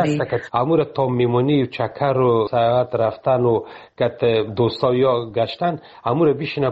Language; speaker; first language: Persian; native; Persian